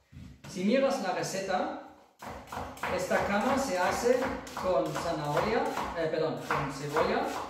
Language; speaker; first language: Spanish; non-native, fluent; German